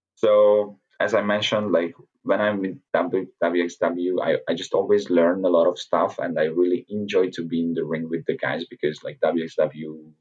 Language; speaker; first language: English; non-native, fluent; Hungarian